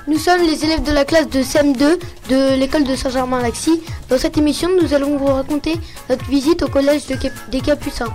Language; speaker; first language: French; native; French